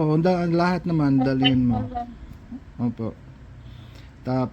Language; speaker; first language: Filipino; non-native, learner; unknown